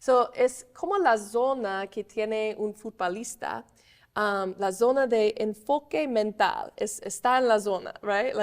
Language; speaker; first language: Spanish; non-native, fluent; English